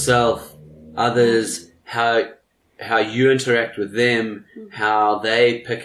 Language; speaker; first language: English; native; English